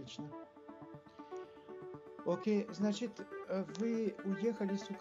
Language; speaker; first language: Russian; non-native, learner; French